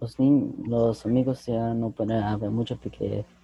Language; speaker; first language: Spanish; early bilingual, other home language; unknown